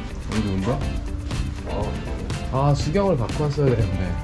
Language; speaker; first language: Korean; native; Korean